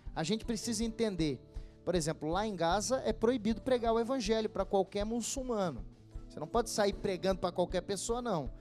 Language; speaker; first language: Portuguese; native; Portuguese